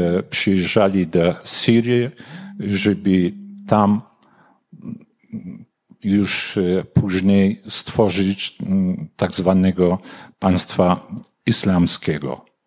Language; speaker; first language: Polish; non-native, fluent; Kurdish